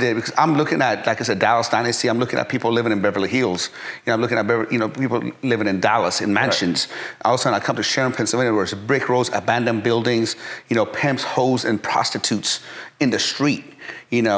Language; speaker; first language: English; early bilingual, other home language; Persian